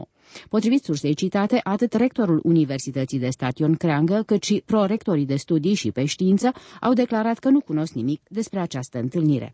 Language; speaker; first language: Romanian; native; Romanian